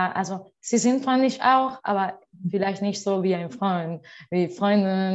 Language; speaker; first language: German; non-native, learner; Spanish